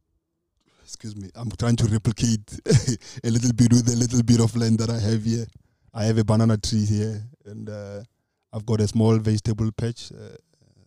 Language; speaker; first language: English; non-native, local second language; Northern Sotho